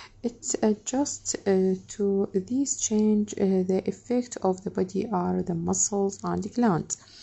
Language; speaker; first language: English; non-native, fluent; Arabic